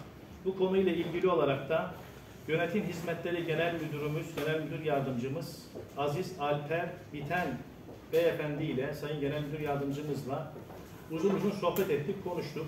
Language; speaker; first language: Turkish; native; Turkish